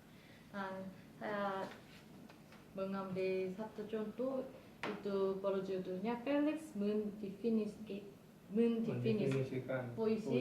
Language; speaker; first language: Indonesian; non-native, fluent; Korean